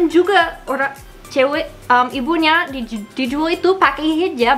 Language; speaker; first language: Indonesian; non-native, learner; English